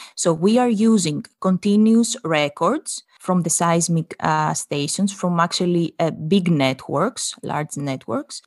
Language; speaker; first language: English; non-native, fluent; Greek